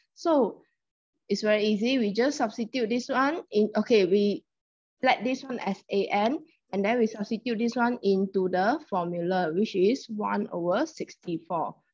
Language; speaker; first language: English; non-native, local second language; Chinese